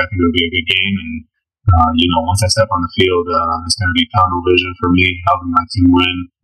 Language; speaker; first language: English; early bilingual, other home language; Spanish